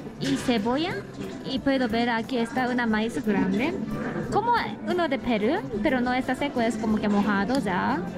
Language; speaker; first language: Spanish; non-native, learner; Japanese